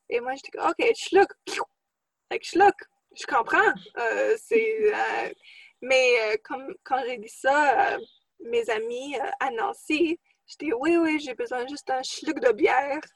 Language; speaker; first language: French; non-native, fluent; English